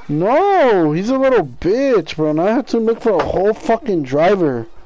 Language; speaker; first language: English; early bilingual, other home language; Spanish